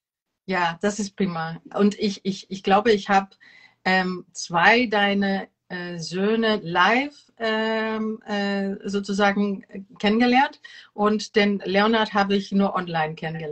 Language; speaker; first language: German; non-native, fluent; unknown